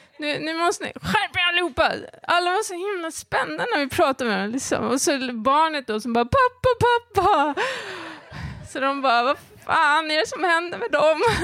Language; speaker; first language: Swedish; native; Swedish